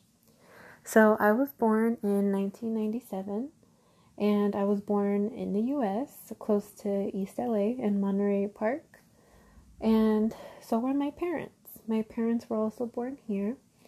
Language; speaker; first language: English; early bilingual, other home language; Spanish